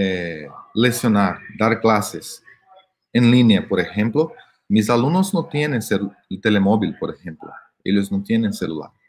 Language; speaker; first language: Spanish; non-native, fluent; Portuguese